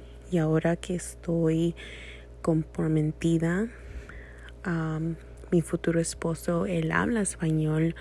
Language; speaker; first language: Spanish; early bilingual, heritage; Spanish